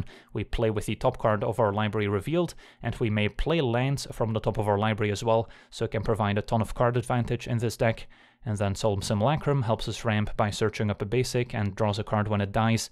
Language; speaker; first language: English; native; English